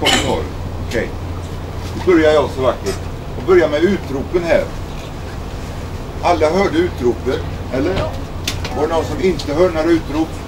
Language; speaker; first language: Swedish; native; Swedish